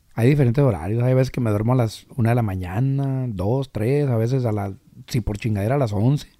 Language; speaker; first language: Spanish; native; Spanish